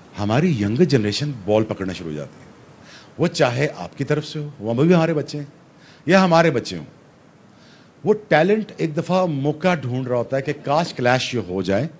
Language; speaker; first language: Urdu; non-native, local second language; Punjabi